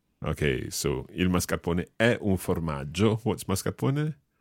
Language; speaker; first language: Italian; non-native, fluent; English